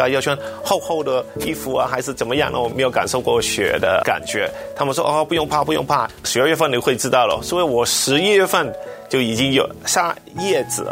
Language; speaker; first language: Chinese; non-native, local second language; Cantonese